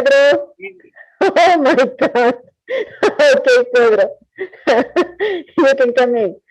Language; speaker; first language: English; non-native, fluent; Spanish